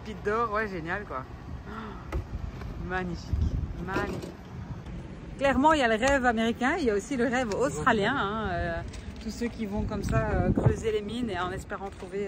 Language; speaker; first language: French; native; French